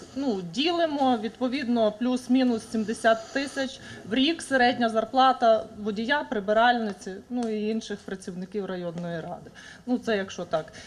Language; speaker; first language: Ukrainian; native; Ukrainian